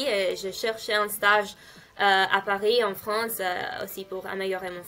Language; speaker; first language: French; non-native, fluent; Italian